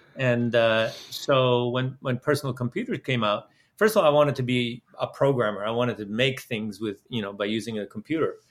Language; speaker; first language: English; early bilingual, other home language; Dutch